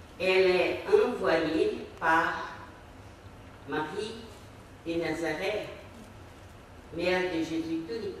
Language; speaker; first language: French; non-native, fluent; Portuguese